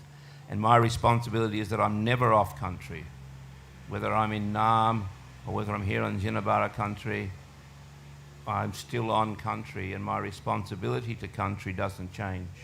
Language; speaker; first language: English; native; English